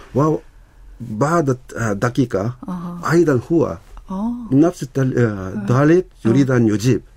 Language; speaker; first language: Arabic; non-native, learner; Korean